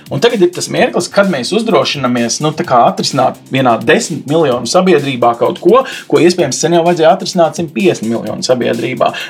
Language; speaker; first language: Latvian; native; Latvian